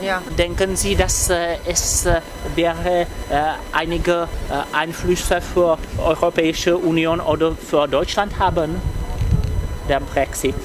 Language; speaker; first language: German; non-native, fluent; Czech